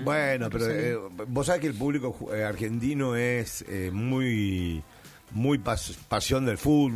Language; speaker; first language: Spanish; native; Spanish